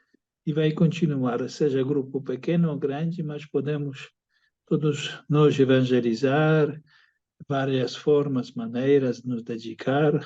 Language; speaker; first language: Portuguese; non-native, fluent; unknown